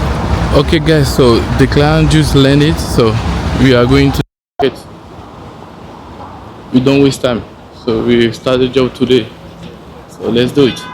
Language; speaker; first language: English; non-native, fluent; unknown